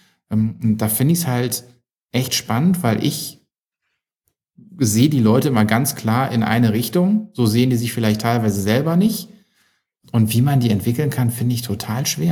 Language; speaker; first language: German; native; German